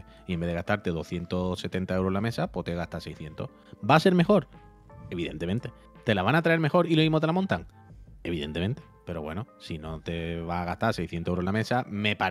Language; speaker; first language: Spanish; native; Spanish